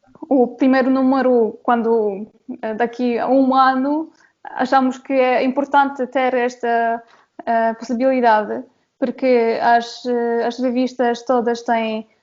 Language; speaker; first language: Portuguese; non-native, fluent; Polish